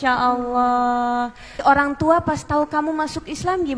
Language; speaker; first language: Indonesian; native; Indonesian